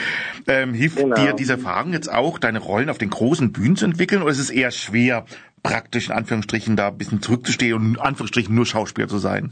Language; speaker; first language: German; native; German